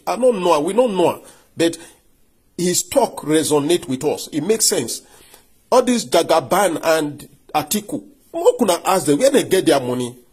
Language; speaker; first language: Nigerian Pidgin; non-native, local second language; Yoruba